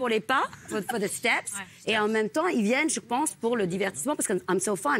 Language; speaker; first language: French; non-native, fluent; English